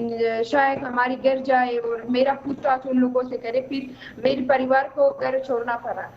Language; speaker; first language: Hindi; non-native, fluent; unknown